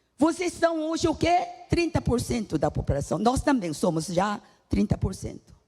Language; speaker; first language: Portuguese; non-native, fluent; Korean